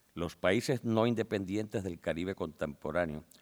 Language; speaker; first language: English; non-native, local second language; Spanish